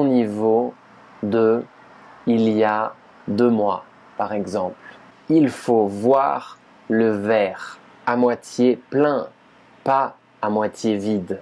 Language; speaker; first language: French; native; French